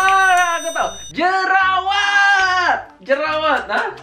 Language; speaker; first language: Indonesian; native; Indonesian